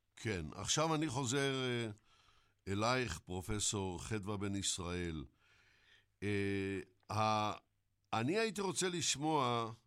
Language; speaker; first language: Hebrew; native; Hebrew